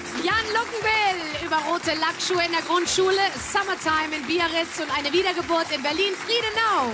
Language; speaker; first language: German; native; German